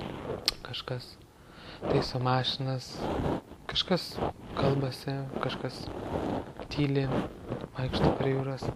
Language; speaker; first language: Lithuanian; native; Lithuanian